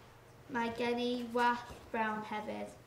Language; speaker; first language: Welsh; non-native, learner; English